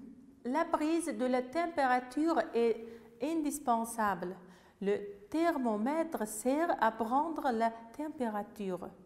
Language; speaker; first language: French; non-native, fluent; Uzbek